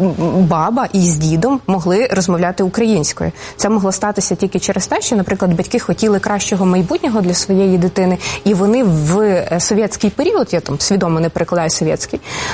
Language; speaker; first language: Ukrainian; native; Ukrainian